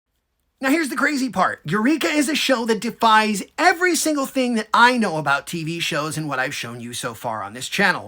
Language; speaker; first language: English; native; English